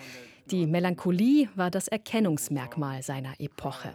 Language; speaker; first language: German; native; German